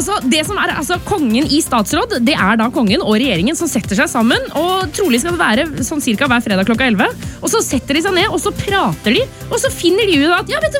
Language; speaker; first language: Norwegian; native; Norwegian